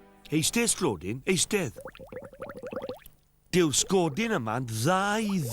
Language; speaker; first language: Welsh; native; Welsh